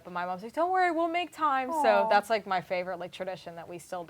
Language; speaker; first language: English; native; English